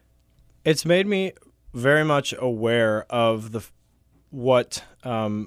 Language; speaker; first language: English; native; English